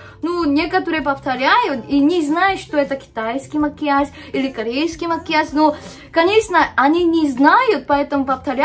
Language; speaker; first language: Russian; non-native, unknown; Korean